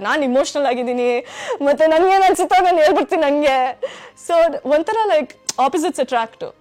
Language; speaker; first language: Kannada; non-native, fluent; English